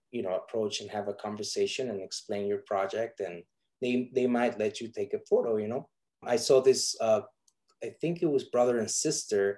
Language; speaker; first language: English; non-native, fluent; Spanish